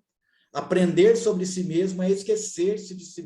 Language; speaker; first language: Portuguese; native; Portuguese